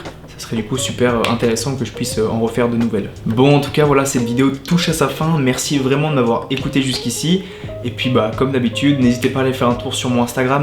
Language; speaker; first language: French; native; French